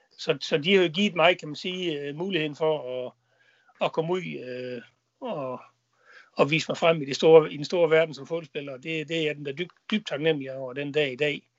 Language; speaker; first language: Danish; native; Danish